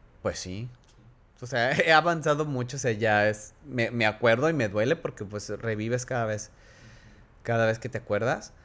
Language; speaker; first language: Spanish; native; Spanish